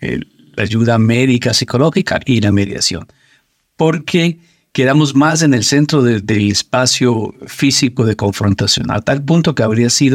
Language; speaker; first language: Spanish; native; Spanish